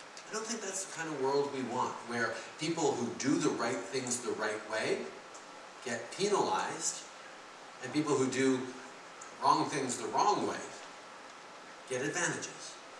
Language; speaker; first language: English; early bilingual, other home language; French